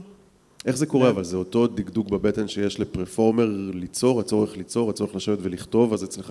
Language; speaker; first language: Hebrew; native; Hebrew